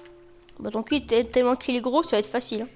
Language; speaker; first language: French; native; French